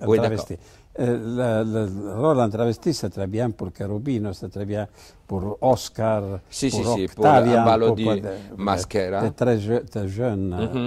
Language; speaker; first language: French; non-native, fluent; Italian